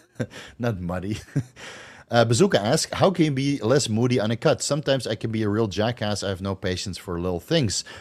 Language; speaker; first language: English; non-native, fluent; Dutch